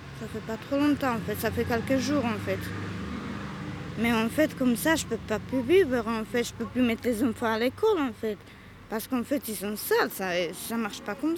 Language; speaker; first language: French; non-native, learner; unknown